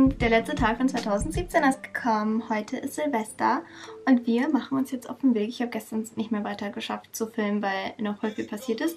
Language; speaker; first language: German; native; German